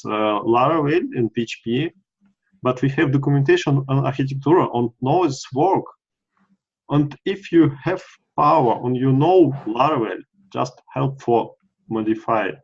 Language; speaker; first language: English; non-native, learner; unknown